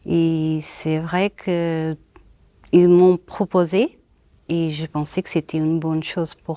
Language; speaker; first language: French; non-native, learner; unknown